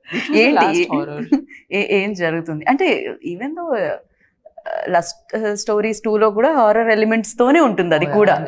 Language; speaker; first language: Telugu; native; Telugu